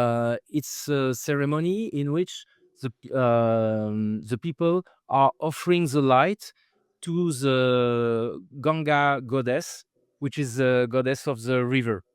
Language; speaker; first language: English; non-native, fluent; French